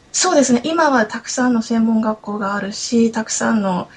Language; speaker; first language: Japanese; native; Japanese